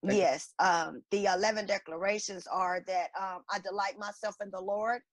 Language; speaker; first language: English; native; English